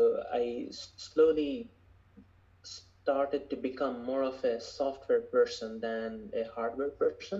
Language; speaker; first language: English; non-native, local second language; Bangla